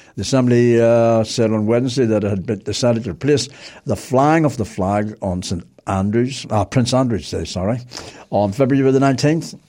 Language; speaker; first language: English; native; English